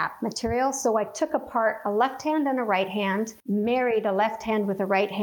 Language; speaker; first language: English; native; English